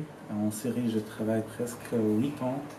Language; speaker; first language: French; non-native, learner; Arabic